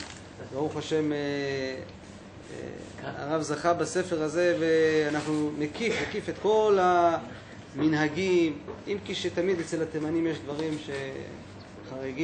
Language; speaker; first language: Hebrew; native; Hebrew